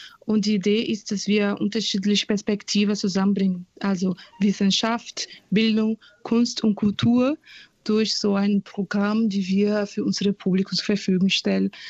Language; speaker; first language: German; non-native, fluent; Portuguese